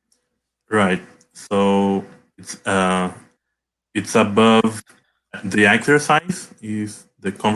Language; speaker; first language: English; non-native, learner; Portuguese